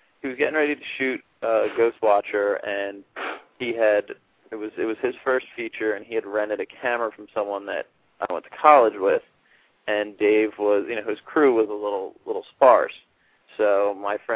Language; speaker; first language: English; native; English